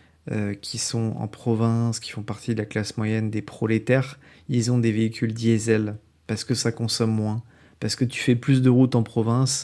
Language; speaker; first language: French; native; French